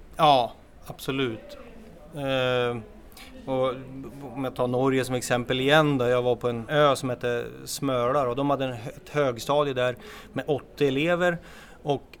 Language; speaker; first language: Swedish; native; Swedish